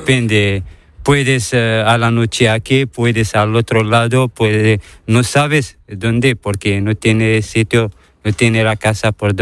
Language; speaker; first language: Spanish; non-native, learner; Arabic